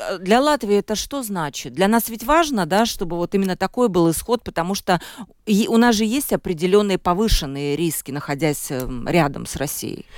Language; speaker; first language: Russian; native; Russian